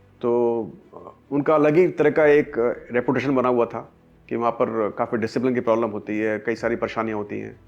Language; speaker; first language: Hindi; native; Hindi